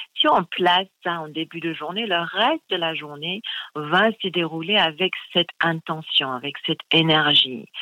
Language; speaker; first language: French; non-native, fluent; English